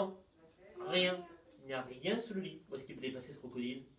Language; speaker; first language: French; native; French